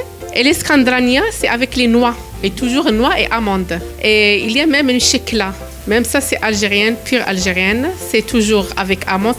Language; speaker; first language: French; non-native, local second language; Arabic